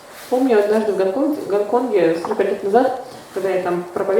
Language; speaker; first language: Russian; native; Russian